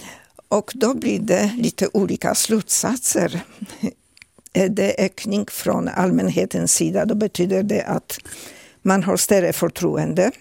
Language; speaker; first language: Swedish; non-native, fluent; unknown